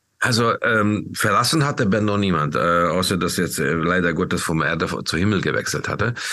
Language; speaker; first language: German; non-native, fluent; Hungarian